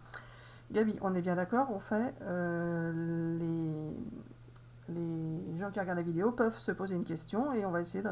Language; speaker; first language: French; native; French